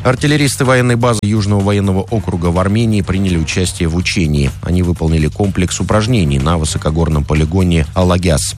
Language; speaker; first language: Russian; native; Russian